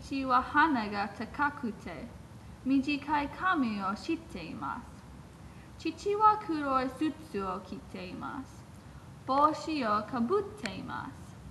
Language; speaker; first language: Japanese; non-native, learner; English